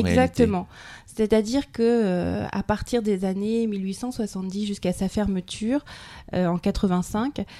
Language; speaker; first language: French; native; French